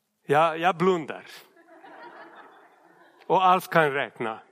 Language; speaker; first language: Swedish; non-native, fluent; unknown